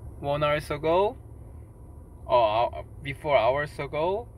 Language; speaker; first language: English; non-native, learner; Korean